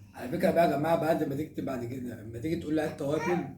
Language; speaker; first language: Arabic; native; Arabic